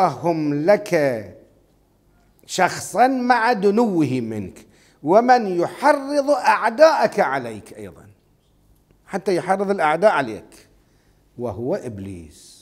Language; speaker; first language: Arabic; native; Arabic